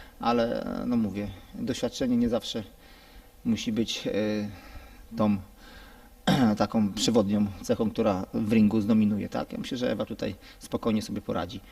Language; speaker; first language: Polish; native; Polish